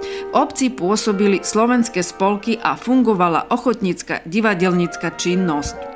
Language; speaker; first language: Slovak; native; Slovak